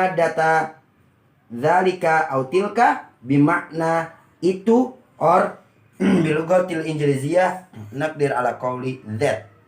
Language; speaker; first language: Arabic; non-native, learner; Indonesian